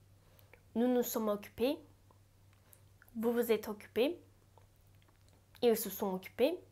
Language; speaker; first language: French; non-native, fluent; Japanese